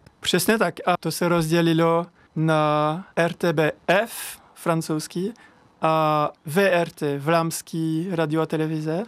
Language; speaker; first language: Czech; non-native, learner; French